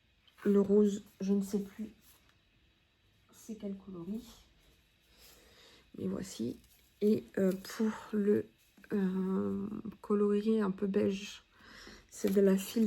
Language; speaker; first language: French; native; French